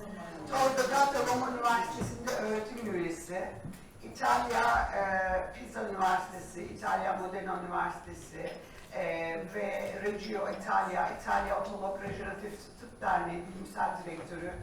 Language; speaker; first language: Turkish; native; Turkish